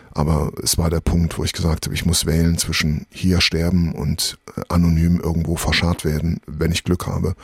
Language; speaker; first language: German; native; German